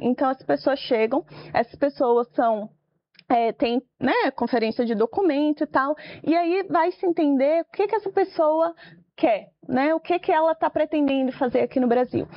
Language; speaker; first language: Portuguese; native; Portuguese